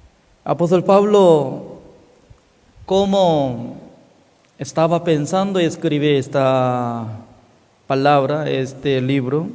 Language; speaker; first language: Spanish; non-native, fluent; Korean